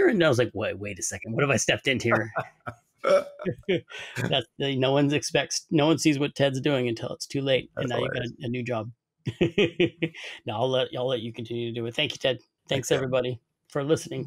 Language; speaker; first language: English; native; English